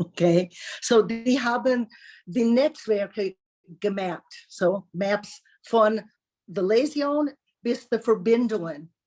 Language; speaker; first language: German; non-native, learner; English